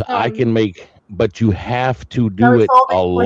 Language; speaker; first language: English; native; English